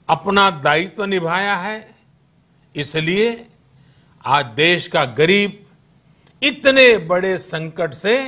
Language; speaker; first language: Hindi; non-native, local second language; Gujarati